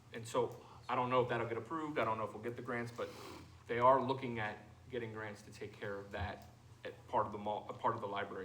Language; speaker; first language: English; native; English